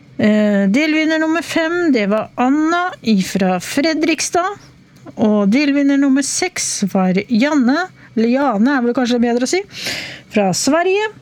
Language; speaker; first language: Norwegian; native; Norwegian